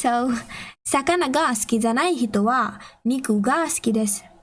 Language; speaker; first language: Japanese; non-native, fluent; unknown